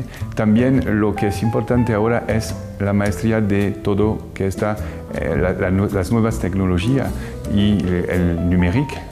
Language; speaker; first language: Spanish; non-native, fluent; French